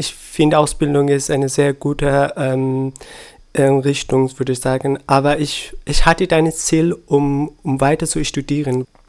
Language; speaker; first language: German; non-native, learner; Persian